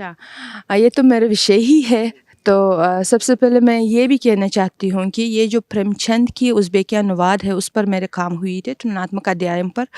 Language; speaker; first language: Hindi; non-native, fluent; Uzbek